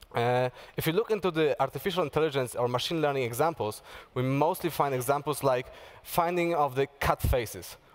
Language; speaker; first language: English; non-native, fluent; Polish